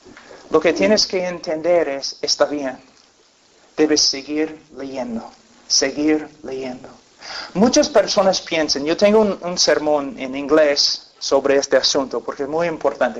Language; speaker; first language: Spanish; non-native, fluent; English